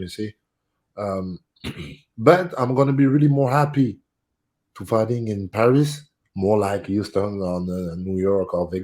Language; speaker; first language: English; non-native, fluent; French